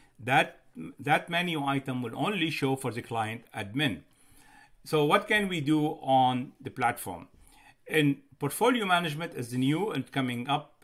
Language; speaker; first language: English; non-native, fluent; Arabic